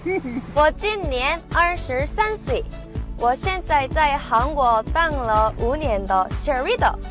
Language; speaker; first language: Chinese; non-native, learner; Korean